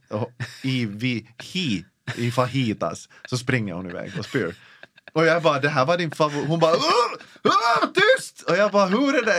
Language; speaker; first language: Swedish; native; Swedish